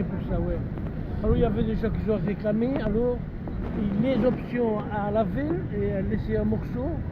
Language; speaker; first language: French; non-native, fluent; Spanish